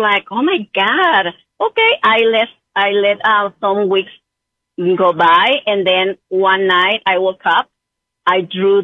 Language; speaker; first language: English; non-native, fluent; Spanish